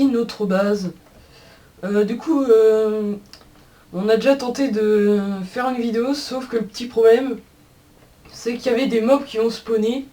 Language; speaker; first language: French; native; French